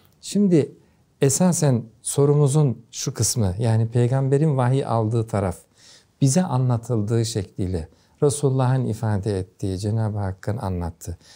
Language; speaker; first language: Turkish; native; Turkish